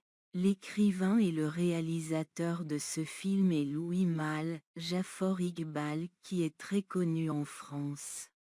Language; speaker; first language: French; non-native, learner; Bangla